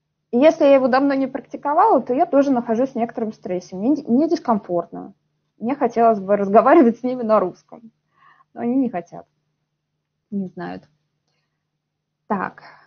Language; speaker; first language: Russian; native; Russian